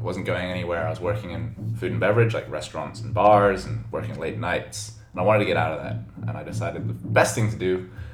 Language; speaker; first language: English; native; English